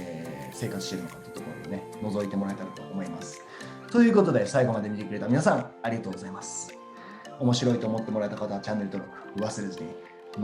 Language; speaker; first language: Japanese; native; Japanese